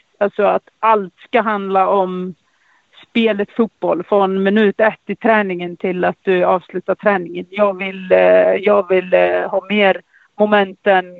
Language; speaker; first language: Swedish; non-native, fluent; Icelandic